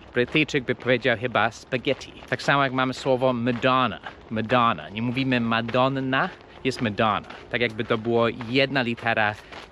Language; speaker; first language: Polish; early bilingual, heritage; Polish